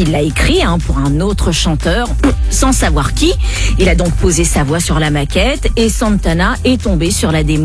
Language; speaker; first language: French; native; French